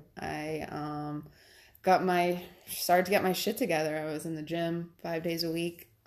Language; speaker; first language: English; native; English